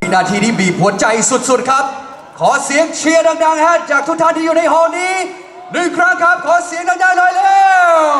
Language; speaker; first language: Thai; native; Thai